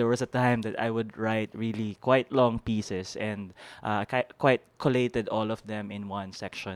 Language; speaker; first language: English; non-native, local second language; Filipino